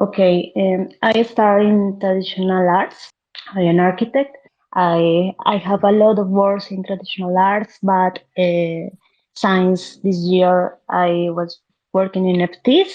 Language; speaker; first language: English; non-native, learner; Spanish